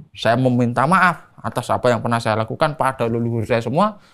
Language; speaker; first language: Indonesian; native; Indonesian